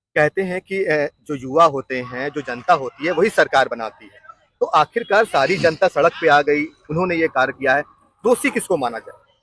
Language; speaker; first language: Hindi; native; Hindi